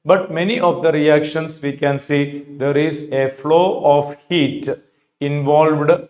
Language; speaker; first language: English; non-native, local second language; Malayalam